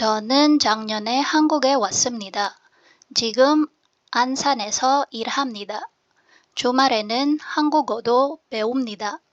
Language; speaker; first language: Korean; non-native, fluent; Filipino